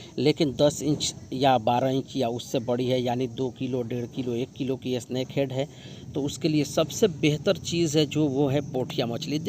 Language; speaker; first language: Hindi; native; Hindi